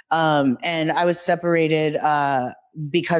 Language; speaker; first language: English; native; English